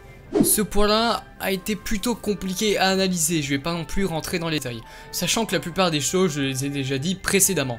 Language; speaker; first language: French; native; French